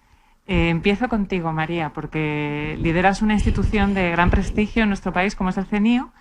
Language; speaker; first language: Spanish; native; Spanish